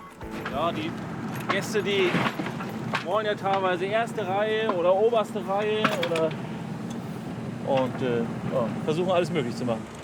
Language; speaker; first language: German; native; German